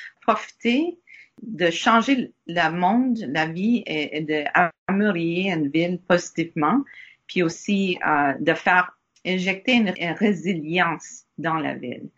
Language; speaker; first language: French; non-native, learner; English